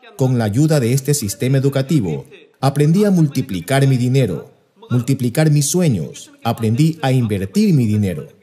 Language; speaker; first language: Spanish; non-native, fluent; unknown